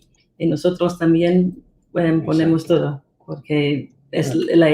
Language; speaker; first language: Spanish; non-native, fluent; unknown